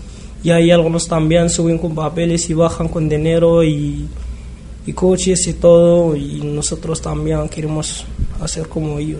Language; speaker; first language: Spanish; non-native, learner; Arabic